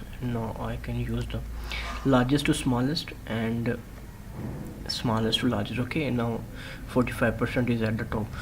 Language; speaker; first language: English; non-native, local second language; Urdu